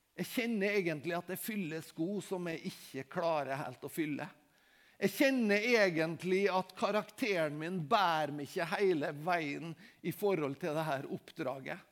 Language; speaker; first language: Norwegian; native; Norwegian